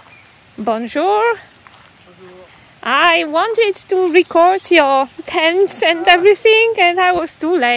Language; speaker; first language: English; non-native, fluent; Polish